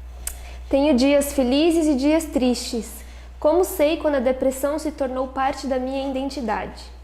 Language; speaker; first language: Portuguese; native; Portuguese